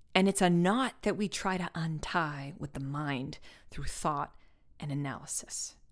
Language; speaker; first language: English; native; English